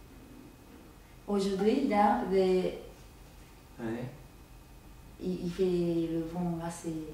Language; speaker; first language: French; non-native, learner; Japanese